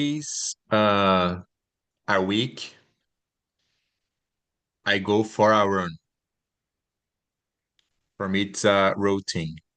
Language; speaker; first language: English; non-native, learner; Portuguese